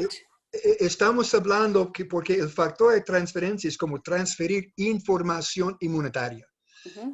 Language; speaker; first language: Spanish; non-native, fluent; English